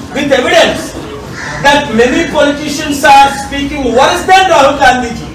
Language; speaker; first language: English; non-native, local second language; Telugu